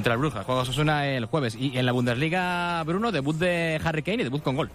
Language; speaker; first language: Spanish; native; Spanish